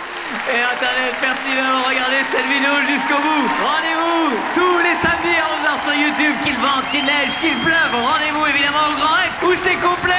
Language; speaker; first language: French; native; French